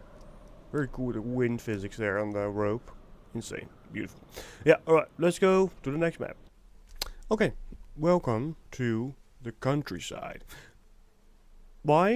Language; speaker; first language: English; non-native, fluent; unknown